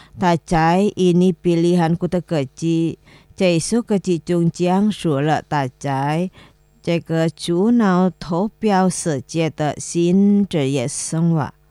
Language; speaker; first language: Chinese; non-native, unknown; Indonesian